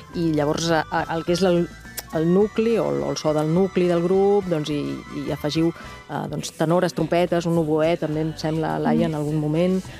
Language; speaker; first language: Catalan; native; Catalan